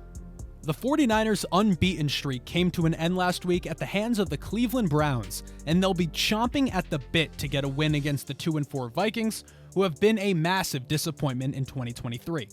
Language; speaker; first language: English; native; English